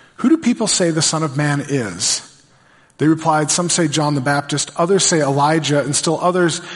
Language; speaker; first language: English; native; English